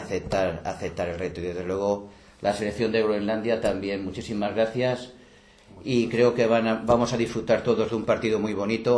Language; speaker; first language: Spanish; native; Spanish